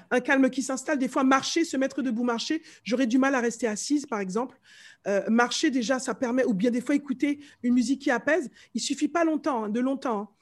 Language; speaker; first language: French; native; French